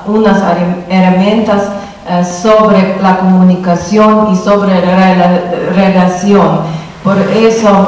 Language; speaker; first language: Spanish; non-native, learner; Slovenian